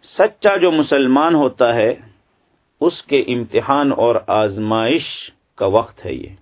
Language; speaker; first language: Urdu; non-native, local second language; Pashto